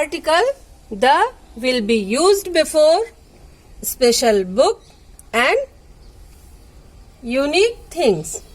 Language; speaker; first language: English; non-native, local second language; Hindi